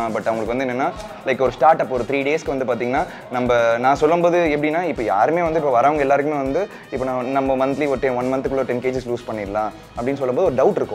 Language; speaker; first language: Tamil; native; Tamil